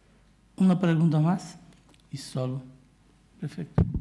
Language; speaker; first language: Spanish; non-native, learner; Portuguese